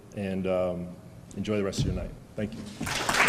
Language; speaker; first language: English; native; English